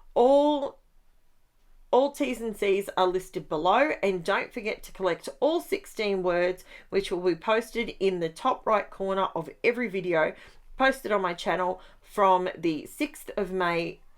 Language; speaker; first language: English; native; English